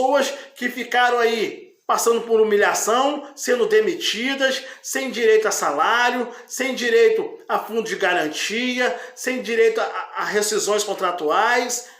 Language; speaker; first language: Portuguese; native; Portuguese